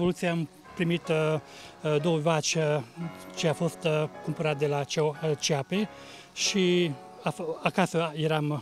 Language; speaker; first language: Romanian; non-native, local second language; Hungarian